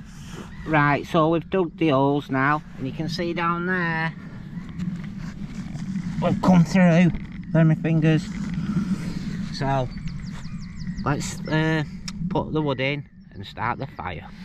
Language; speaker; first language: English; native; English